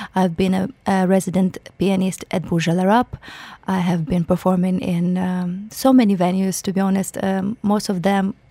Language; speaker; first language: English; non-native, fluent; Ukrainian